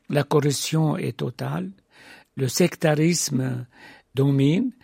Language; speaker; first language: French; non-native, fluent; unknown